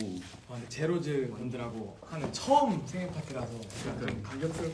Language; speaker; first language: Korean; native; Korean